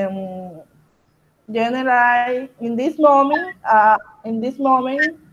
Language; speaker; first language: English; non-native, learner; Spanish